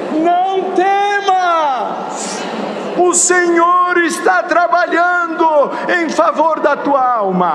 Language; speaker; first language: Portuguese; native; Portuguese